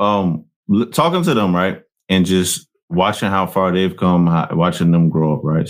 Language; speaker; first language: English; native; English